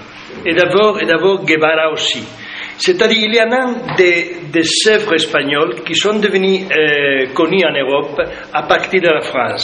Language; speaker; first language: French; non-native, fluent; Spanish